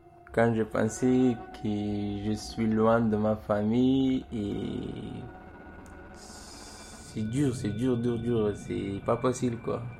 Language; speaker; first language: French; non-native, learner; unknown